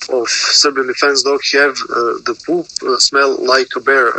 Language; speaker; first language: English; non-native, learner; Serbian